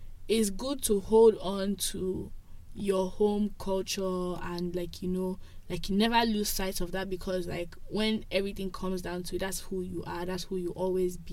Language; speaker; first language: English; non-native, local second language; Yoruba